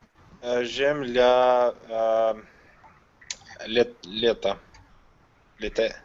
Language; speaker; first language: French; non-native, learner; Russian